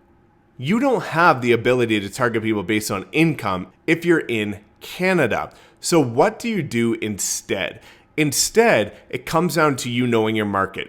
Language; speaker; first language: English; native; English